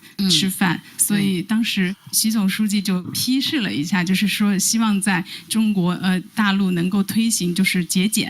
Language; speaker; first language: Chinese; native; Chinese